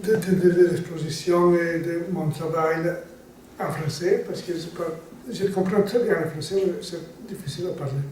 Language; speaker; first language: French; non-native, learner; Italian